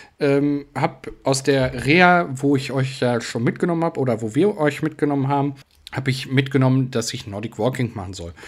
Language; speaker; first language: German; native; German